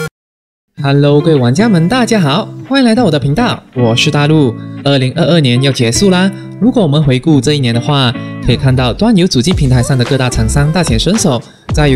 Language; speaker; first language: Chinese; native; Chinese